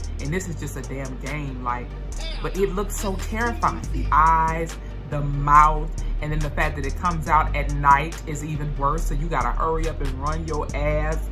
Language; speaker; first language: English; native; English